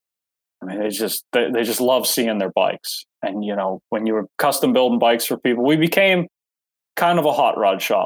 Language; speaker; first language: English; native; English